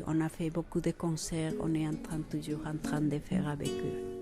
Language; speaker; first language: French; non-native, fluent; Quechua